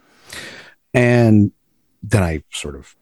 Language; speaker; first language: English; native; English